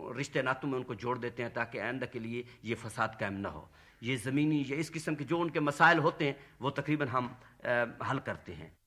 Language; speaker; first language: Urdu; non-native, local second language; Saraiki